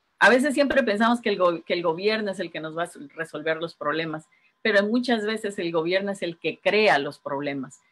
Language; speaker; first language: Spanish; native; Spanish